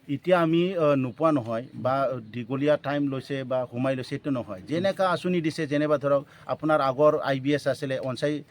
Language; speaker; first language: Assamese; non-native, local second language; Bodo